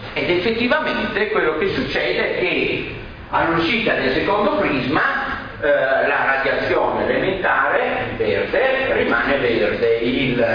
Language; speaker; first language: Italian; native; Italian